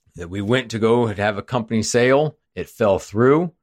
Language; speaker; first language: English; native; English